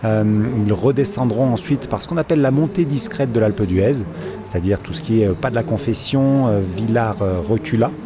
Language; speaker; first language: French; native; French